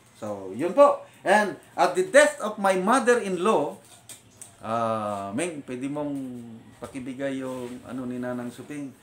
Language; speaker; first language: Filipino; non-native, local second language; Iloko